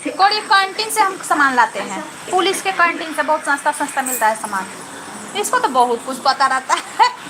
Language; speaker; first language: Hindi; native; Hindi